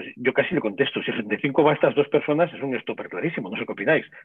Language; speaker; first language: Spanish; native; Spanish